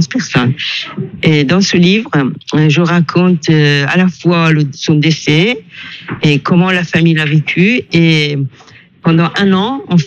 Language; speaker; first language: French; non-native, fluent; Persian